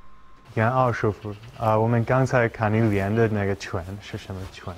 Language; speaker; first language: Chinese; non-native, fluent; English